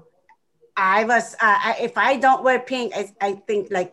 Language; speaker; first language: English; non-native, local second language; Filipino